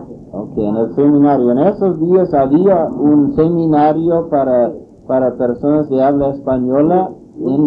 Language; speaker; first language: Spanish; non-native, fluent; English